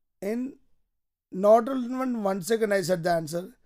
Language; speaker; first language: English; non-native, local second language; Malayalam